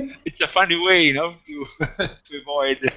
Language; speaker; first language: English; non-native, fluent; Italian